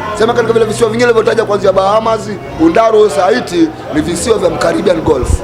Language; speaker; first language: Swahili; native; Swahili